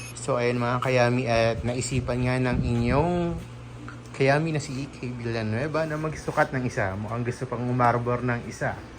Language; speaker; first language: Filipino; native; Filipino